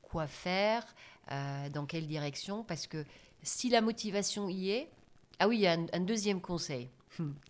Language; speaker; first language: French; non-native, fluent; German